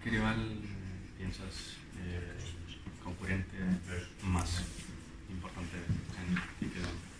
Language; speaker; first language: Spanish; non-native, learner; Russian